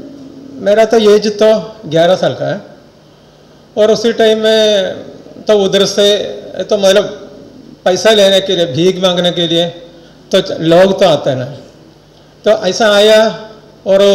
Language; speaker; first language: Hindi; non-native, local second language; Malayalam